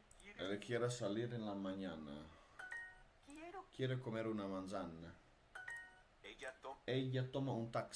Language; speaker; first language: Spanish; non-native, learner; Dutch